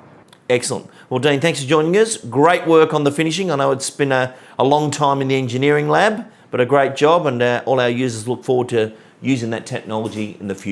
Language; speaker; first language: English; native; English